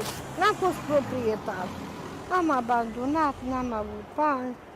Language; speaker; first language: Romanian; non-native, local second language; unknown